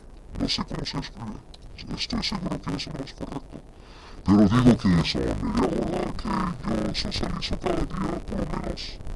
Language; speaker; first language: Spanish; non-native, fluent; English